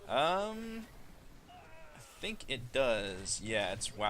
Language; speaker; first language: English; native; English